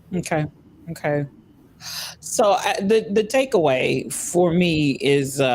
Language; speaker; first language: English; native; English